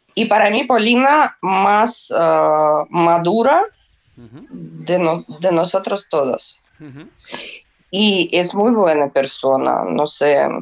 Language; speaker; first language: Spanish; non-native, learner; Russian